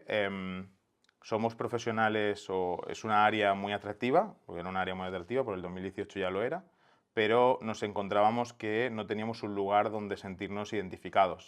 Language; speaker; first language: Spanish; native; Spanish